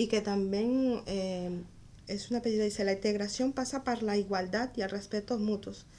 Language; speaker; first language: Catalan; non-native, learner; Spanish